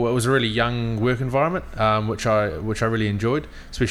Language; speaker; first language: English; native; English